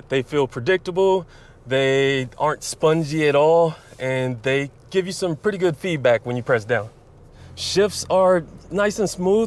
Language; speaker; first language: English; native; English